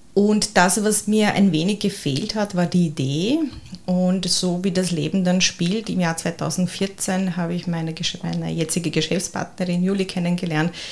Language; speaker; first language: German; early bilingual, heritage; German